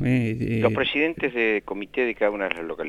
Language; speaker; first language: Spanish; native; Spanish